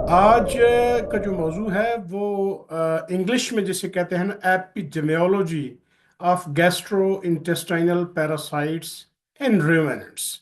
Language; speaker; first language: Urdu; non-native, local second language; Punjabi